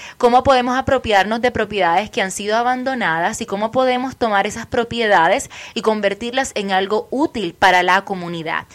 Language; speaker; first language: Spanish; native; Spanish